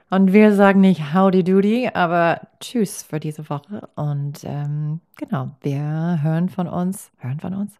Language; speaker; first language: German; non-native, fluent; English